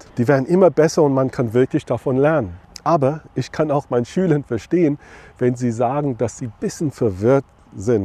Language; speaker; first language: German; non-native, fluent; English